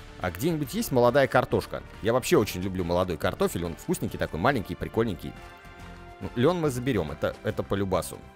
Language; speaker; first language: Russian; native; Russian